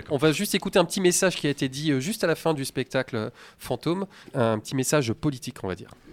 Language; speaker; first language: French; native; French